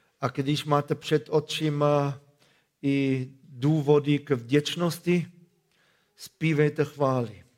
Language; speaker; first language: Czech; non-native, fluent; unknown